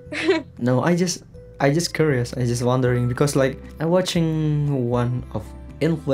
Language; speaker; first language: English; non-native, learner; Indonesian